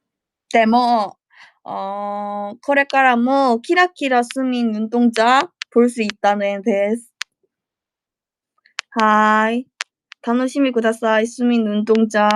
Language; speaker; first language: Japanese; non-native, learner; Korean